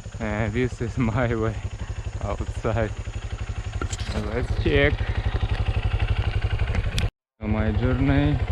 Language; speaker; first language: English; non-native, learner; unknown